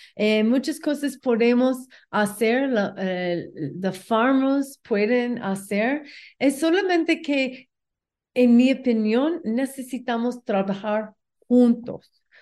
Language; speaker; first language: Spanish; non-native, learner; English